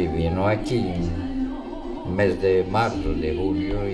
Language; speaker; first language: Spanish; non-native, learner; Romanian